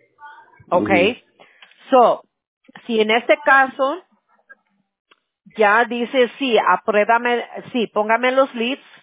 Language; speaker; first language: Spanish; early bilingual, heritage; Spanish